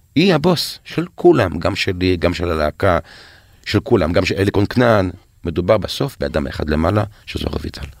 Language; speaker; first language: Hebrew; native; Hebrew